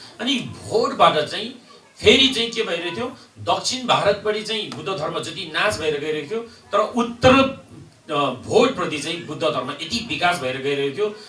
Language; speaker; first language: Nepali; non-native, local second language; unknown